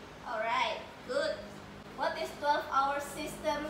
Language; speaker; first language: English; non-native, learner; Indonesian